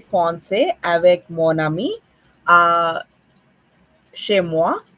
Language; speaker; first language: French; non-native, learner; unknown